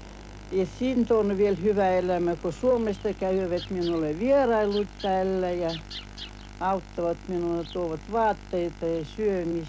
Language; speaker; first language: Finnish; early bilingual, heritage; Finnish